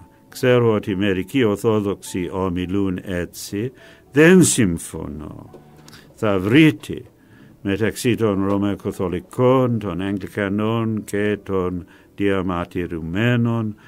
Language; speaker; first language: Greek; non-native, fluent; English